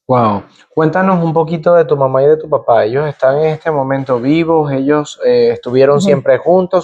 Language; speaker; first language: Spanish; native; Spanish